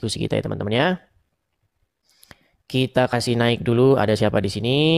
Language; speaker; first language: Indonesian; native; Indonesian